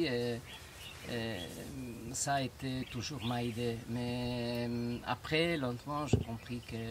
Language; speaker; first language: French; non-native, fluent; Italian